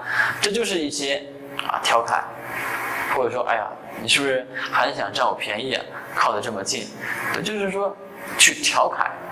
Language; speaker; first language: Chinese; native; Chinese